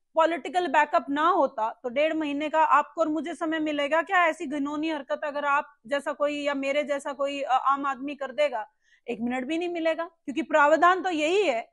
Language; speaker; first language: Hindi; native; Hindi